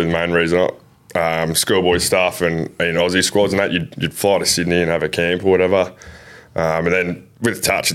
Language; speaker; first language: English; native; English